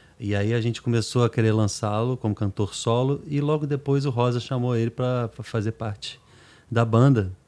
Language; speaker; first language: Portuguese; native; Portuguese